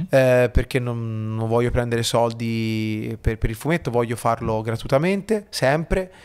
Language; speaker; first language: Italian; native; Italian